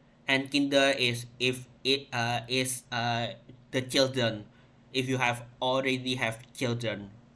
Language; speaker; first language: English; non-native, fluent; Indonesian